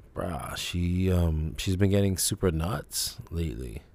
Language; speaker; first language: English; native; English